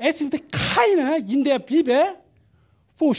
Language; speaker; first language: German; non-native, learner; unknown